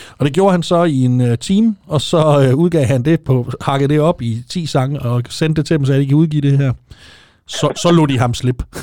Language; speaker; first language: Danish; native; Danish